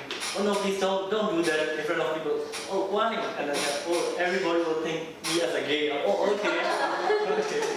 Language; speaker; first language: English; non-native, learner; Burmese